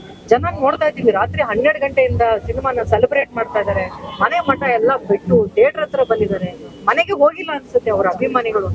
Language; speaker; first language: Kannada; native; Kannada